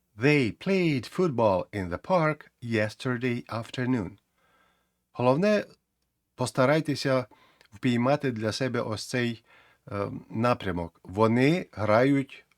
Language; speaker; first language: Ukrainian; native; Ukrainian